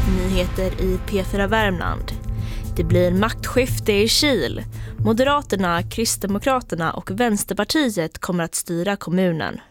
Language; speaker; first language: Swedish; native; Swedish